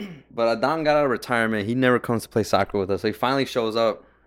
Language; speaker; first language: English; early bilingual, other home language; Spanish